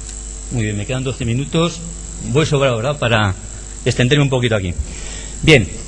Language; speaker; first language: Spanish; native; Spanish